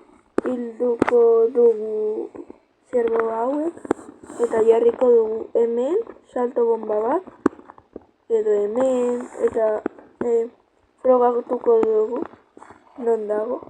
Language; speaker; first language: Basque; non-native, local second language; Spanish